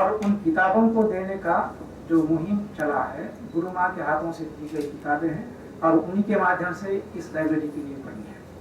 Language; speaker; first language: Hindi; native; Hindi